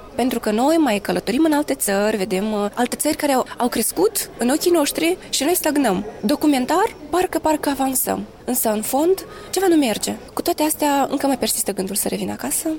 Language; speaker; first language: Romanian; native; Romanian